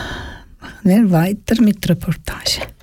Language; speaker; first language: German; non-native, learner; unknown